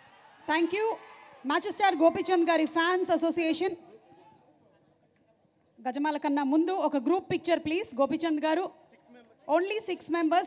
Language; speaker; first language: Telugu; native; Telugu